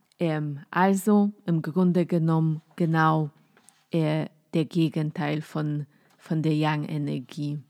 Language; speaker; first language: German; non-native, fluent; Polish